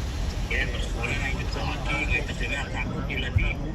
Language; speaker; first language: Hebrew; native; Hebrew